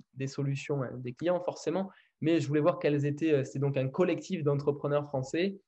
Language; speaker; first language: French; native; French